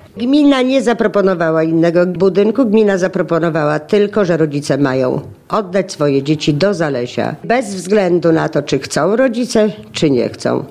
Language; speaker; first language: Polish; native; Polish